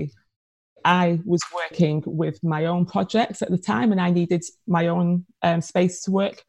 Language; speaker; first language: English; native; English